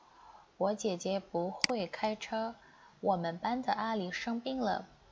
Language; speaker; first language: Chinese; non-native, fluent; Indonesian